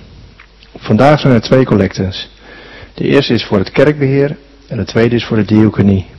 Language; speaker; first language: Dutch; native; Dutch